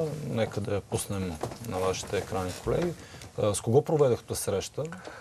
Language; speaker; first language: Bulgarian; native; Bulgarian